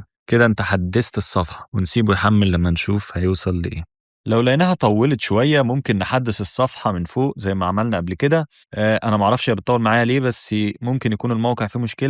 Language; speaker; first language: Arabic; native; Arabic